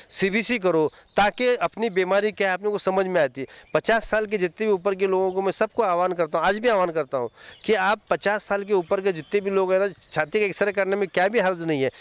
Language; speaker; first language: Hindi; non-native, local second language; Urdu